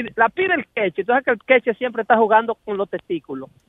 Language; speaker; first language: Spanish; native; Spanish